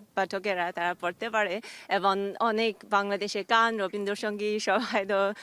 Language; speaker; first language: Bangla; non-native, fluent; Chinese